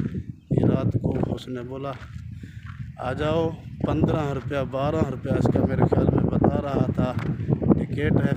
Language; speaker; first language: Hindi; non-native, local second language; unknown